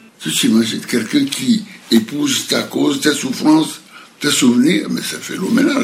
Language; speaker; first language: French; non-native, local second language; Fon